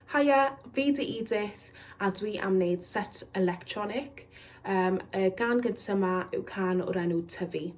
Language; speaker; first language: Welsh; non-native, local second language; English